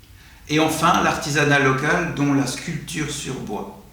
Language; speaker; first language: French; native; French